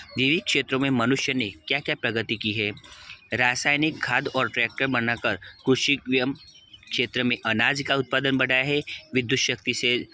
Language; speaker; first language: Hindi; non-native, local second language; Gujarati